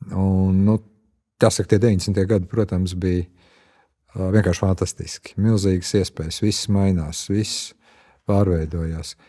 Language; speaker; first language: Latvian; native; Latvian